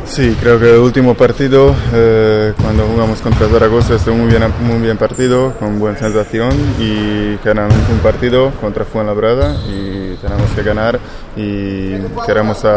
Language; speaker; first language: Spanish; non-native, learner; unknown